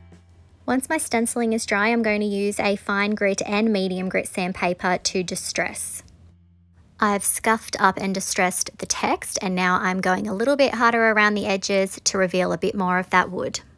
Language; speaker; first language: English; native; English